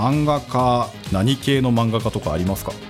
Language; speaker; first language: Japanese; native; Japanese